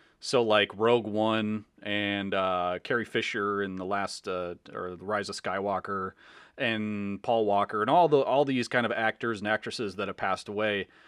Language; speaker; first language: English; native; English